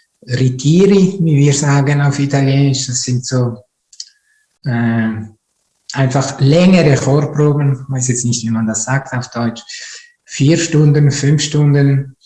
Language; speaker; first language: German; non-native, fluent; Italian